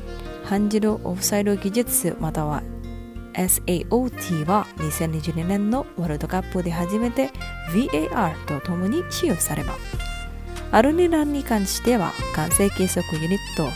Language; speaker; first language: Japanese; non-native, fluent; Indonesian